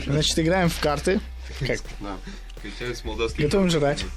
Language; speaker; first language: Russian; native; Russian